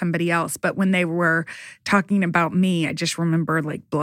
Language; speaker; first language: English; native; English